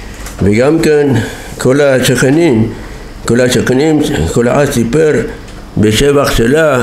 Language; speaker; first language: Hebrew; non-native, fluent; Persian